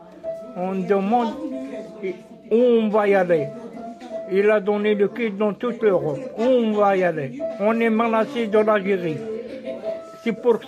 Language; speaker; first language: French; non-native, local second language; Arabic